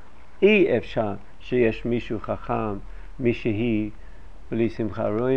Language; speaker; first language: Hebrew; non-native, fluent; English